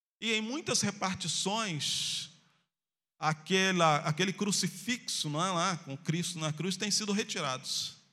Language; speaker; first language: Portuguese; native; Portuguese